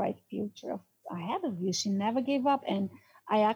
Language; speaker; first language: English; non-native, fluent; Portuguese